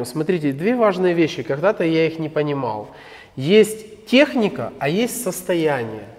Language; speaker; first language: Russian; native; Russian